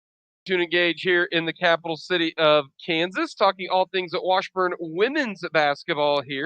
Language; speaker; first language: English; native; English